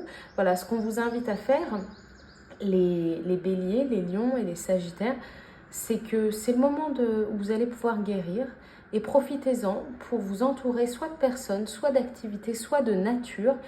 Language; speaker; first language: French; native; French